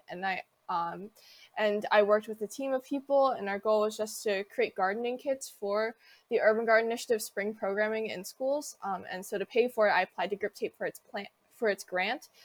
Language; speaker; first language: English; native; English